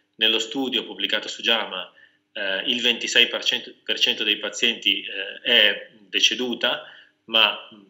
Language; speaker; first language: Italian; native; Italian